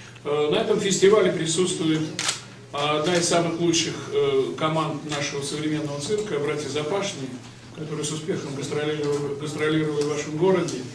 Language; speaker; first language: Russian; native; Russian